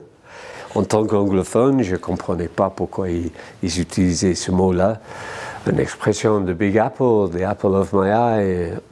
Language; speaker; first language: French; non-native, fluent; English